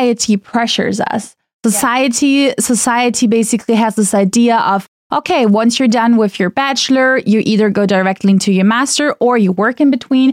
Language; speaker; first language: English; non-native, fluent; German